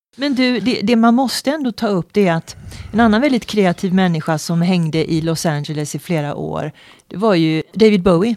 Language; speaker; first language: Swedish; native; Swedish